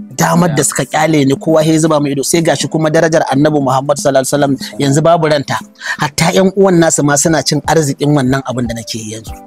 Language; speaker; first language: Hausa; native; Hausa